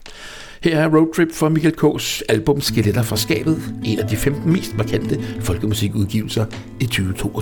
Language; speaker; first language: Danish; native; Danish